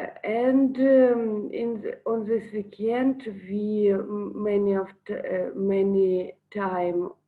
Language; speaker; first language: English; non-native, learner; Russian